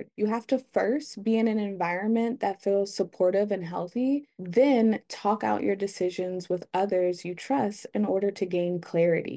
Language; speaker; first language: English; native; English